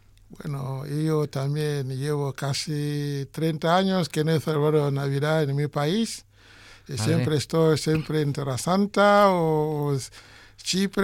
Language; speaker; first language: Spanish; non-native, learner; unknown